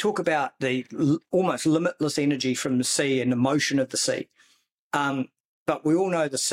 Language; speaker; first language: English; native; English